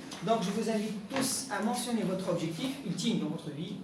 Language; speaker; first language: French; non-native, local second language; Arabic